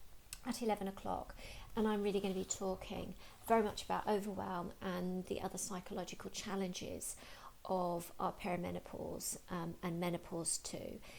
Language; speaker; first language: English; native; English